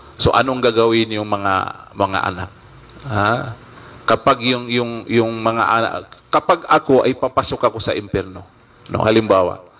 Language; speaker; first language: Filipino; non-native, local second language; Maguindanaon